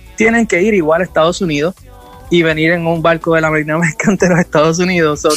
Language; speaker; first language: Spanish; native; Spanish